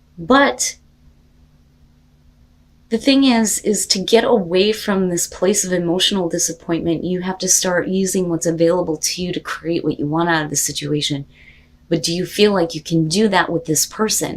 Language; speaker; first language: English; native; English